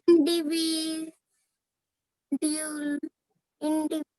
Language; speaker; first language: English; non-native, learner; Hindi